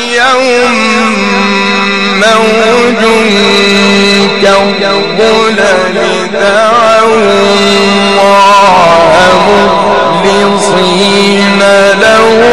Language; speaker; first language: Arabic; native; Arabic